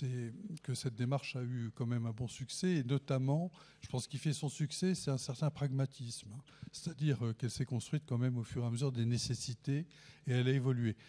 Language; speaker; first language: French; native; French